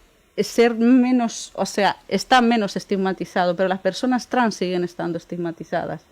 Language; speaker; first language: Spanish; native; Spanish